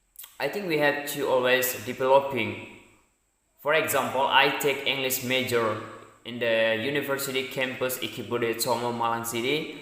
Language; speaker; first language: English; non-native, learner; Indonesian